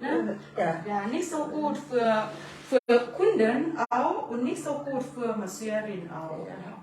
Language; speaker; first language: German; non-native, learner; Thai